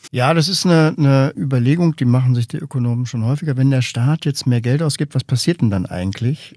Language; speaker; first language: German; native; German